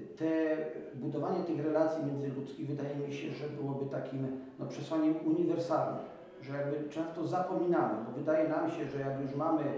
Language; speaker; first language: Polish; native; Polish